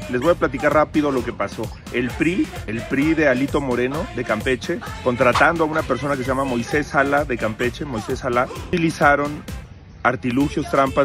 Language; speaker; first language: Spanish; native; Spanish